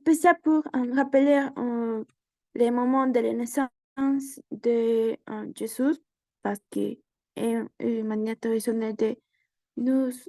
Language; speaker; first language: French; non-native, learner; Spanish